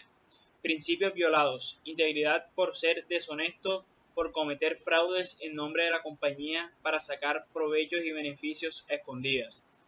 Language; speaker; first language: Spanish; native; Spanish